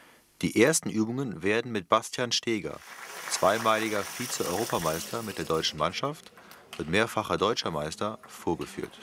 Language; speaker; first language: German; native; German